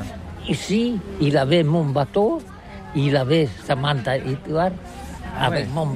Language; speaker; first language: French; non-native, learner; Catalan